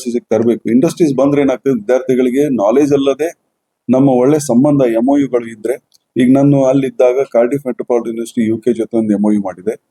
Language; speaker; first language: Kannada; native; Kannada